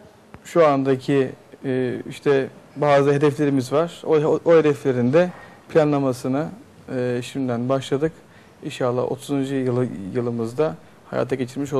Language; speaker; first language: Turkish; native; Turkish